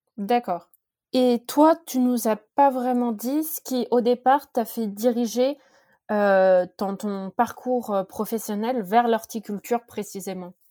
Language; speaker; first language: French; native; French